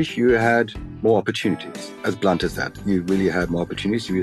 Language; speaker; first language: English; native; English